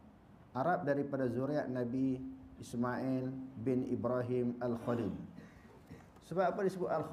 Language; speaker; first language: Malay; native; Malay